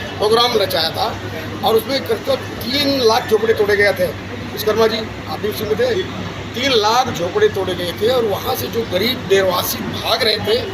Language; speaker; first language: Hindi; native; Hindi